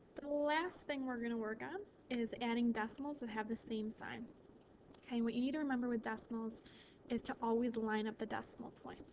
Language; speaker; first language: English; native; English